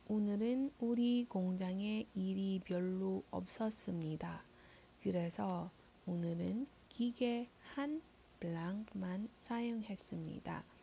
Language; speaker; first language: Korean; non-native, fluent; Iloko